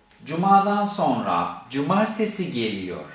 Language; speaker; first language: Turkish; non-native, fluent; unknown